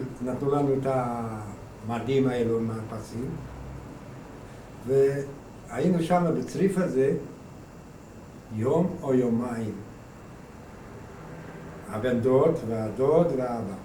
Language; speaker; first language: Hebrew; non-native, fluent; Hungarian